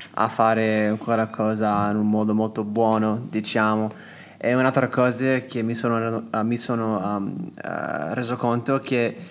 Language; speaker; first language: Italian; non-native, fluent; English